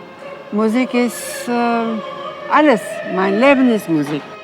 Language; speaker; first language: German; non-native, fluent; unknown